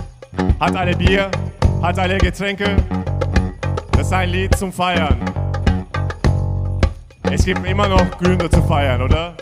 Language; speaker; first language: German; non-native, fluent; Turkish